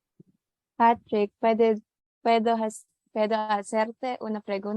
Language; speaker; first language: Spanish; non-native, learner; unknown